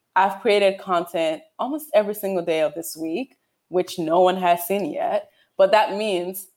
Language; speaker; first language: English; non-native, local second language; Yoruba